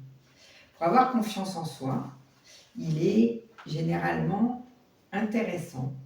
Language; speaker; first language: French; native; French